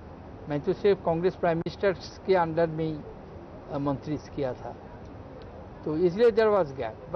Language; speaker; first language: Hindi; non-native, local second language; Bangla